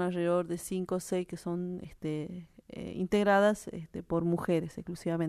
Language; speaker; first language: Spanish; native; Spanish